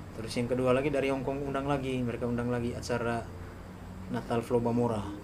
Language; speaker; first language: Indonesian; native; Indonesian